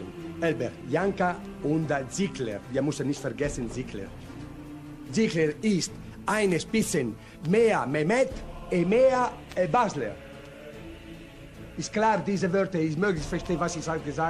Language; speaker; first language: German; non-native, learner; Italian